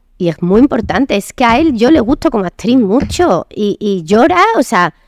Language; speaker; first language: Spanish; native; Spanish